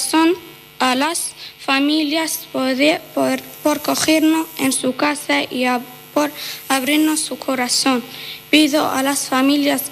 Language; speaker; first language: Spanish; non-native, fluent; Arabic